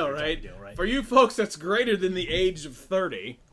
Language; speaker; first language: English; native; English